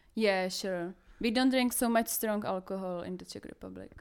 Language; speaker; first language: English; non-native, fluent; Czech